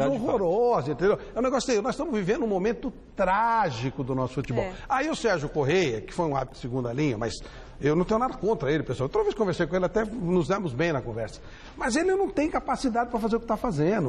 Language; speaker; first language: Portuguese; native; Portuguese